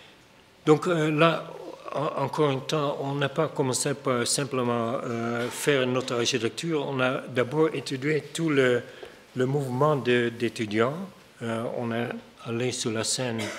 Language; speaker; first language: French; non-native, fluent; Dutch